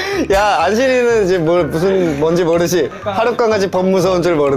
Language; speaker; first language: Korean; native; Korean